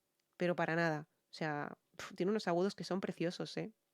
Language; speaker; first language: Spanish; native; Spanish